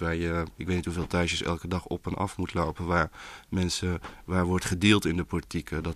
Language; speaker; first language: Dutch; early bilingual, other home language; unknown